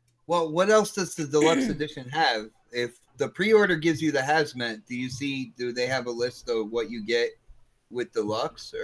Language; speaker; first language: English; native; English